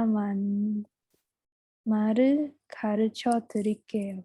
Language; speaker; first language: Korean; non-native, learner; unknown